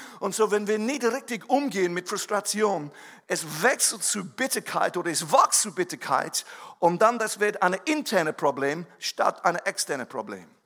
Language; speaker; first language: German; non-native, fluent; English